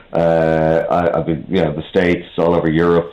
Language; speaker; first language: English; native; English